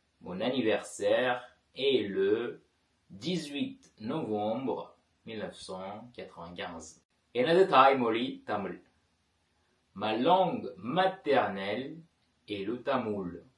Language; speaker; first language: French; non-native, fluent; Tamil